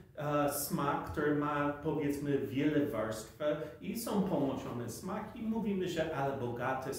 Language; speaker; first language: Polish; non-native, learner; English